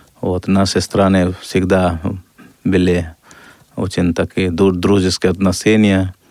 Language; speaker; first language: Russian; non-native, fluent; Hindi